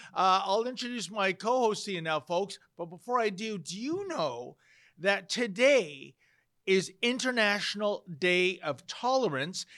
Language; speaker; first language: English; native; English